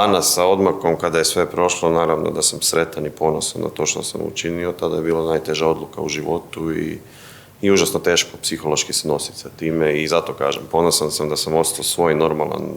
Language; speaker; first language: Bosnian; native; Bosnian